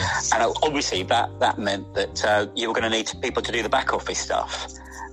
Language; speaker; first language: English; native; English